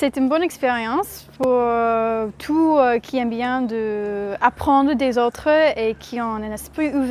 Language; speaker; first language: French; non-native, learner; English